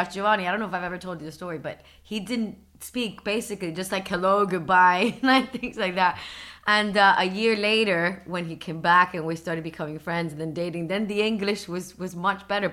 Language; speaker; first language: English; early bilingual, other home language; Spanish